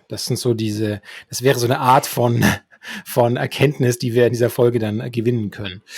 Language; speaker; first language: German; native; German